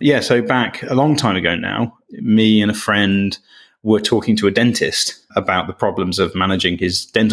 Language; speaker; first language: English; native; English